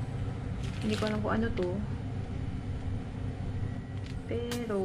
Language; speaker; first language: Filipino; native; Filipino